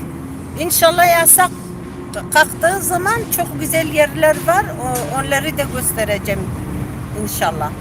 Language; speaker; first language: Turkish; non-native, local second language; Kurdish